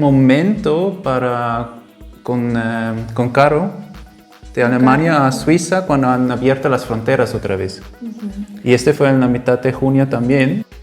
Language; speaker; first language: Spanish; non-native, fluent; German